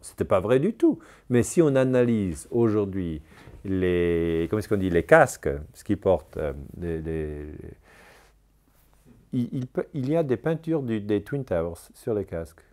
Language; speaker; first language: French; non-native, local second language; German